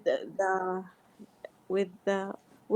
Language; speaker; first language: English; non-native, learner; Arabic